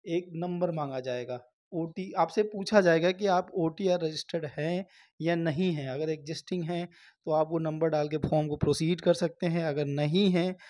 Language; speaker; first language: Hindi; native; Hindi